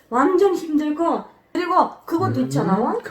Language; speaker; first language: Korean; non-native, fluent; Macedonian